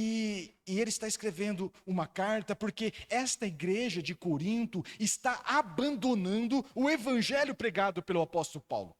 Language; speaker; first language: Portuguese; native; Portuguese